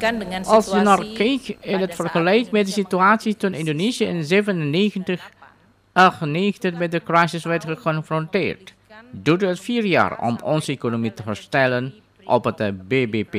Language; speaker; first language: Dutch; non-native, fluent; Indonesian